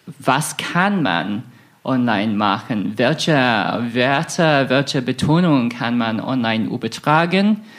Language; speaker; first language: German; non-native, fluent; English